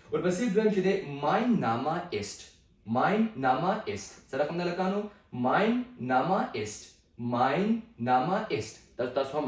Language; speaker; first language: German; non-native, fluent; Pashto